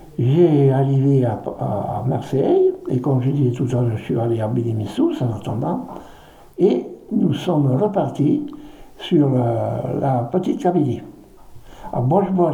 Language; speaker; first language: French; native; French